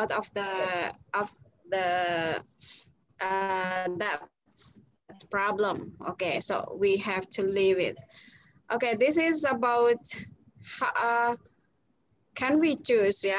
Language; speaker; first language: English; non-native, fluent; Indonesian